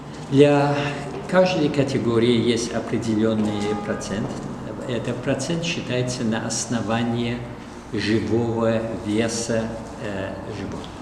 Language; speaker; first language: Russian; non-native, fluent; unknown